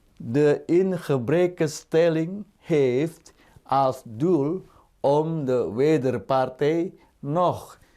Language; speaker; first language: Dutch; non-native, fluent; Indonesian